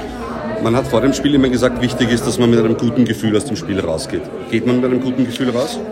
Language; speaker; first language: German; native; German